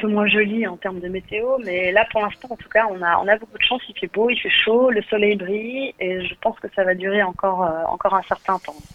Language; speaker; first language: French; native; French